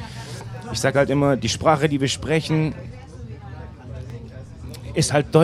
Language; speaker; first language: German; native; German